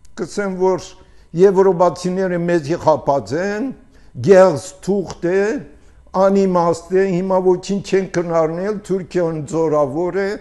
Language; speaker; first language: Armenian; early bilingual, heritage; Armenian